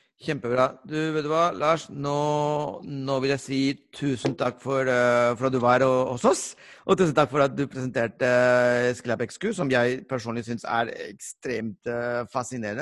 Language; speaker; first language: Norwegian; non-native, fluent; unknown